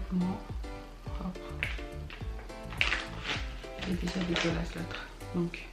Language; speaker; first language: French; early bilingual, other home language; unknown